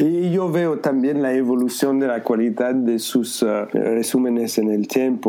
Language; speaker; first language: Spanish; non-native, fluent; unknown